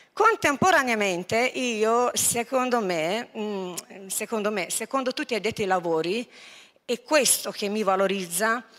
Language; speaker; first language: Italian; non-native, fluent; Lithuanian